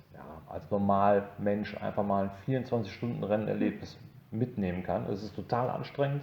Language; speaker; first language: German; native; German